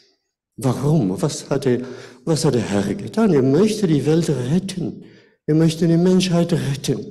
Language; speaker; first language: German; non-native, fluent; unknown